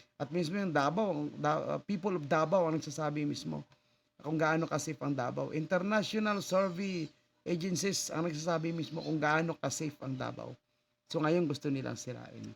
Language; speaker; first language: Filipino; non-native, local second language; Cebuano